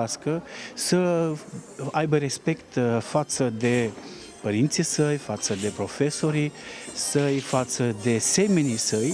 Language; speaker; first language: Romanian; non-native, local second language; Russian